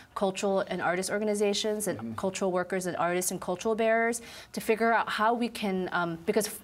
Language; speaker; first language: English; native; English